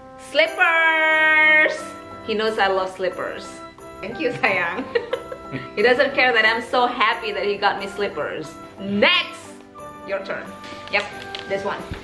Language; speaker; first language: English; non-native, fluent; Indonesian